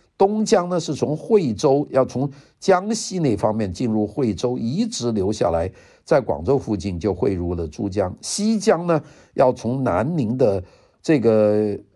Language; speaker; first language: Chinese; non-native, local second language; Cantonese